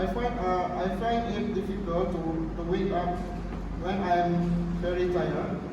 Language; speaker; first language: English; non-native, learner; Indonesian